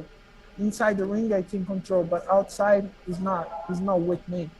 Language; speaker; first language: English; non-native, learner; Portuguese